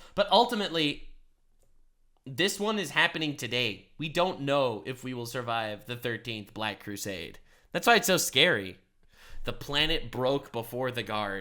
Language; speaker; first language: English; native; English